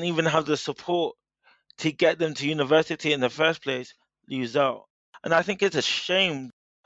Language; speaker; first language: English; native; English